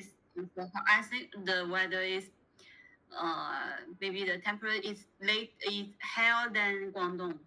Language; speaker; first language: English; non-native, learner; Chinese